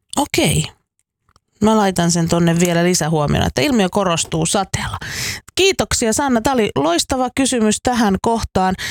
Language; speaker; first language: Finnish; native; Finnish